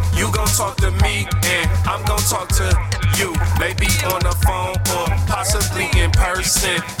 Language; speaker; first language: English; native; English